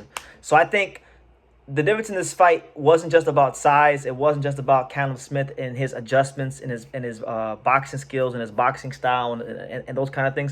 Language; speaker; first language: English; native; English